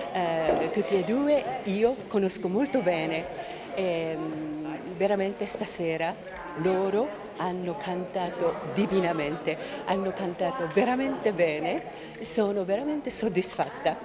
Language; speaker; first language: Italian; non-native, learner; Japanese